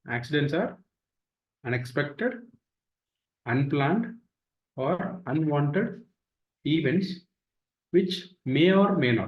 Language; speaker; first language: English; non-native, local second language; Telugu